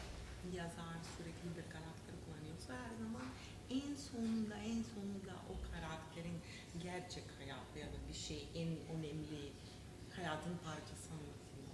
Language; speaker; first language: Turkish; non-native, learner; Macedonian